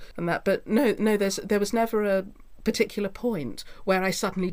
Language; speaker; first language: English; native; English